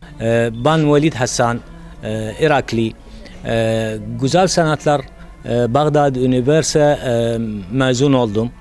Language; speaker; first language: Turkish; non-native, learner; Arabic